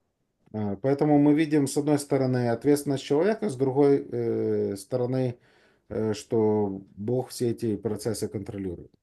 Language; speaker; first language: Russian; native; Russian